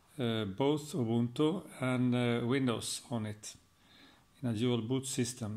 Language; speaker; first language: English; non-native, fluent; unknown